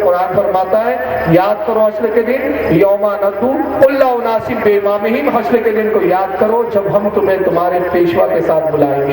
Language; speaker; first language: Urdu; native; Urdu